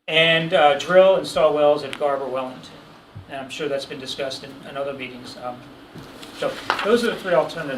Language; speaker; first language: English; native; English